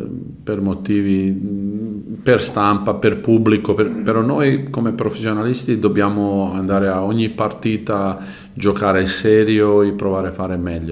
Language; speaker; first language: Italian; non-native, learner; Croatian